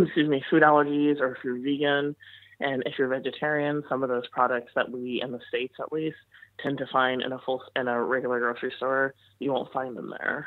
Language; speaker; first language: English; native; English